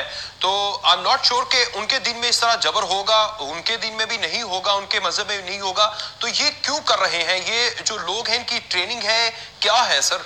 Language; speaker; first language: Urdu; native; Urdu